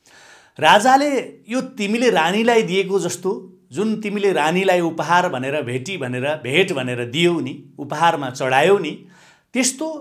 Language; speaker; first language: Nepali; native; Nepali